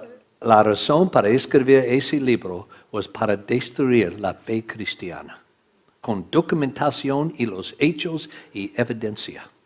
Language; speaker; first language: Spanish; non-native, learner; English